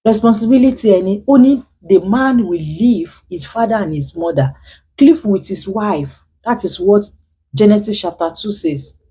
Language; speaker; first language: English; non-native, local second language; Yoruba